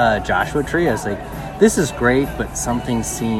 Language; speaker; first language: English; native; English